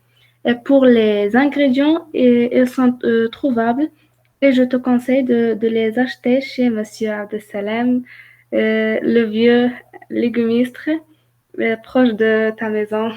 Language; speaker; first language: French; non-native, learner; Arabic